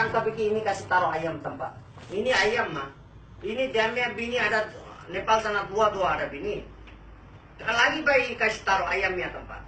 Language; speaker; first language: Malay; non-native, learner; Nepali